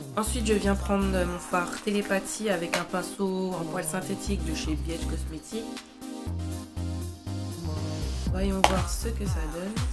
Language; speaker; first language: French; native; French